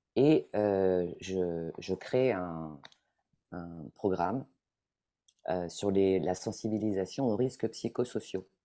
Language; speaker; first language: French; non-native, fluent; Italian